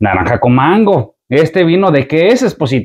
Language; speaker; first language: Spanish; native; Spanish